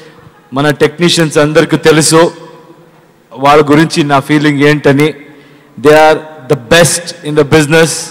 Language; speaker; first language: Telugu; non-native, learner; Kannada